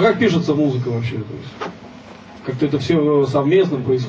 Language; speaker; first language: Russian; native; Russian